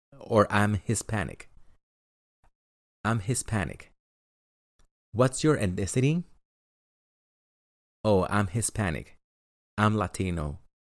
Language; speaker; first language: English; non-native, fluent; Spanish